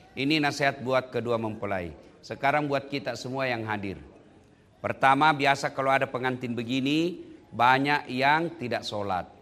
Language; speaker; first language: Indonesian; non-native, local second language; Buginese